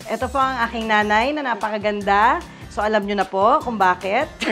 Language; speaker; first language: Filipino; native; Filipino